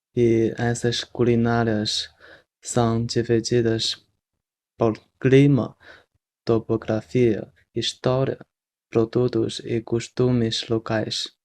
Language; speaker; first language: Portuguese; non-native, fluent; Chinese